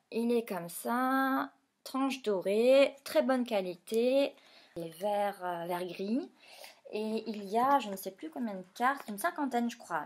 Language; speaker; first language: French; native; French